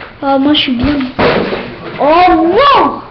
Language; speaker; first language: French; native; French